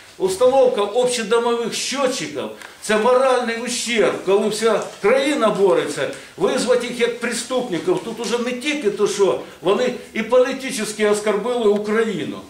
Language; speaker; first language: Ukrainian; non-native, local second language; Russian